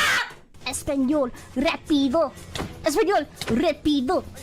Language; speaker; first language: Spanish; non-native, learner; English